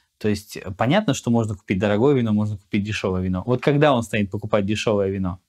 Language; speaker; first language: Russian; native; Russian